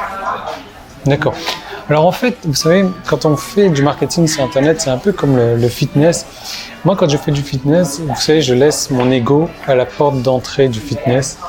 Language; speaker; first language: French; native; French